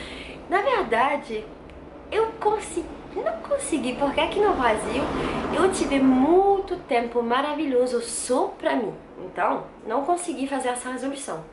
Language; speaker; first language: Portuguese; non-native, learner; French